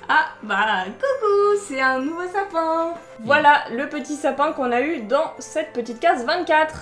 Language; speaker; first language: French; native; French